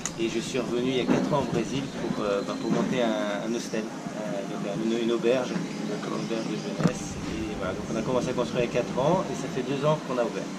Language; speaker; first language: French; early bilingual, heritage; French